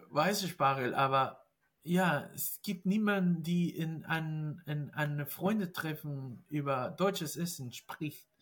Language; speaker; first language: German; non-native, learner; Spanish